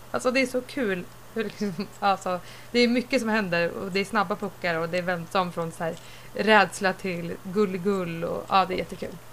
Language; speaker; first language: Swedish; native; Swedish